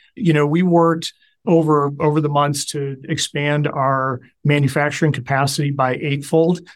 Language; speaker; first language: English; native; English